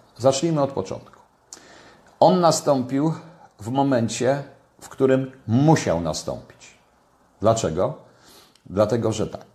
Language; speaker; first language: Polish; native; Polish